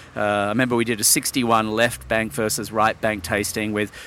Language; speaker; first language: English; native; English